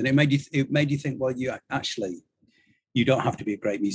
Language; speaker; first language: English; native; English